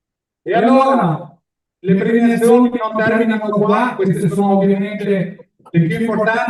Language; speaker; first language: Italian; native; Italian